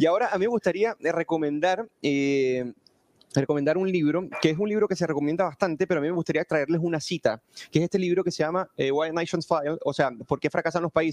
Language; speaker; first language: Spanish; native; Spanish